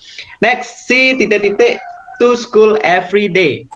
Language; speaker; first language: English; non-native, fluent; Indonesian